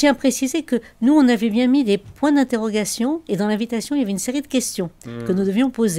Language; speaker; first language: French; native; French